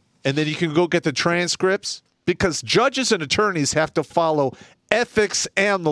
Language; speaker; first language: English; native; English